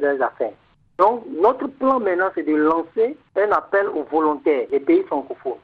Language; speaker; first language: French; non-native, fluent; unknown